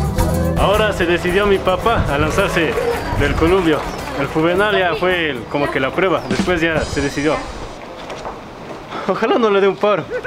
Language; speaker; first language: Spanish; native; Spanish